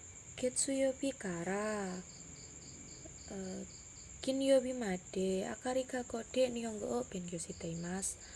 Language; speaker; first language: Japanese; non-native, learner; Indonesian